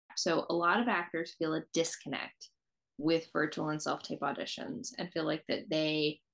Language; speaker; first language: English; native; English